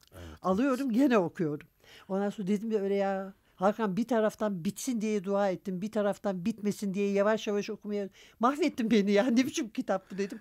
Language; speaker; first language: Turkish; native; Turkish